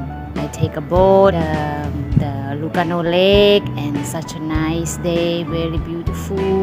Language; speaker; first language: English; non-native, learner; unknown